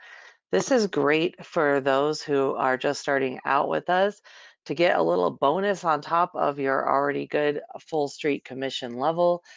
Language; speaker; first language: English; native; English